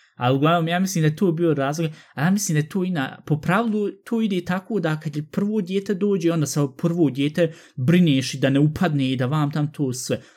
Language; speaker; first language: Bosnian; early bilingual, heritage; Bosnian